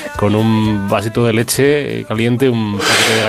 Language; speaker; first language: Spanish; native; Spanish